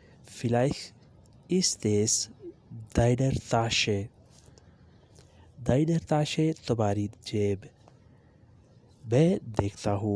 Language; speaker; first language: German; non-native, learner; Urdu